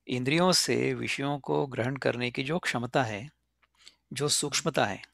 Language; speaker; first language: Hindi; native; Hindi